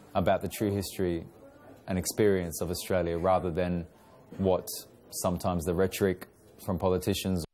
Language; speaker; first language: English; native; English